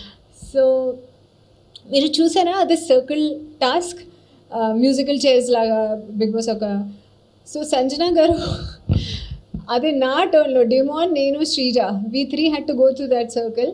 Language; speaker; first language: Telugu; non-native, learner; Hindi